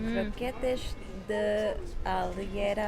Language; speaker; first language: Portuguese; non-native, learner; English